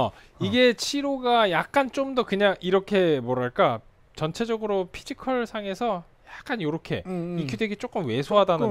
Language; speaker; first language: Korean; native; Korean